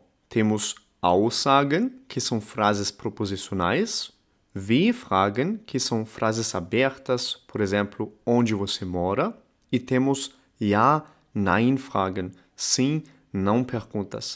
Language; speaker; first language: Portuguese; non-native, fluent; German